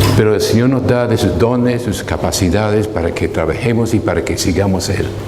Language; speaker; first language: Spanish; non-native, fluent; English